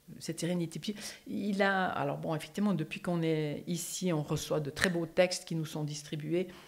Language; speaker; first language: French; native; French